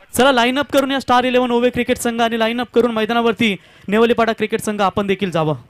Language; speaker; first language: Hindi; non-native, local second language; Marathi